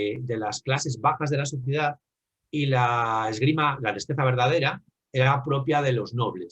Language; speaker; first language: Spanish; native; Spanish